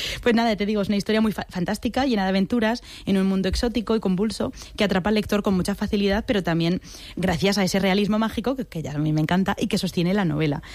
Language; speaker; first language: Spanish; native; Spanish